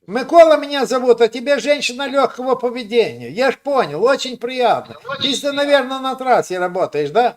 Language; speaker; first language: Russian; non-native, local second language; Ukrainian